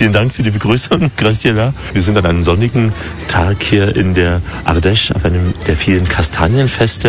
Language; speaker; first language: German; native; German